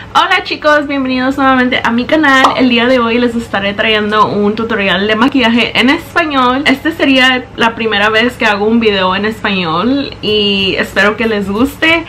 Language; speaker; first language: Spanish; early bilingual, heritage; Spanish